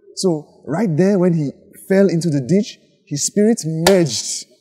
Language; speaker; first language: English; non-native, local second language; Yoruba